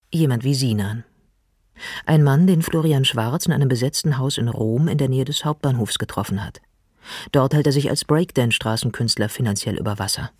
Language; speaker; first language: German; native; German